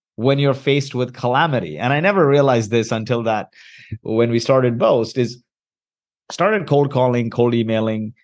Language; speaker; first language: English; early bilingual, heritage; Arabic